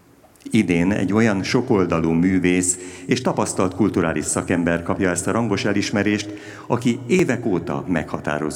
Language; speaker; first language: Hungarian; native; Hungarian